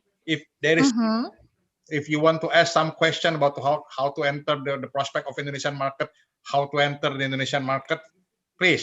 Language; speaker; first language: English; non-native, fluent; Indonesian